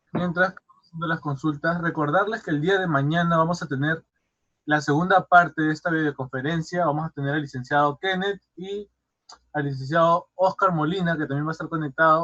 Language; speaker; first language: Spanish; native; Spanish